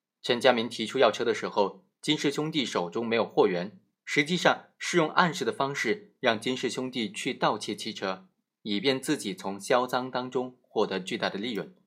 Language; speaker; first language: Chinese; native; Chinese